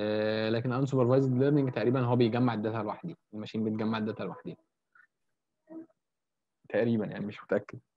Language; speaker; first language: Arabic; native; Arabic